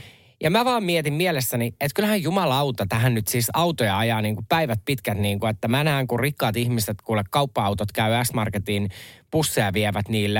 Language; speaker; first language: Finnish; native; Finnish